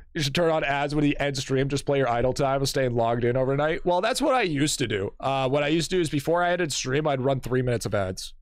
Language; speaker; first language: English; native; English